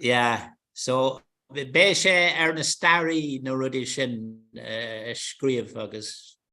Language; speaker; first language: Irish; non-native, local second language; English